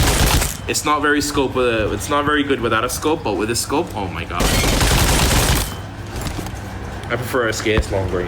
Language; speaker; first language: English; native; English